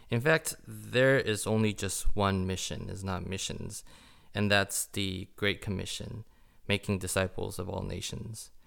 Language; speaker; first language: English; early bilingual, other home language; Chinese